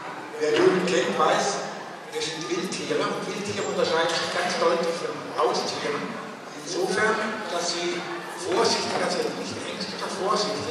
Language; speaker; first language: German; native; German